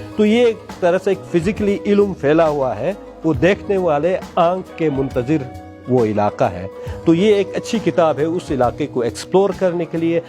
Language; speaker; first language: Urdu; non-native, local second language; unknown